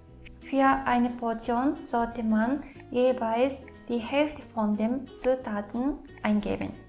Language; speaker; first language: German; non-native, fluent; Japanese